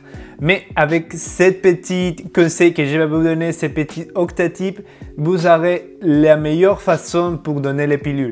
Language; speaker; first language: French; non-native, fluent; Spanish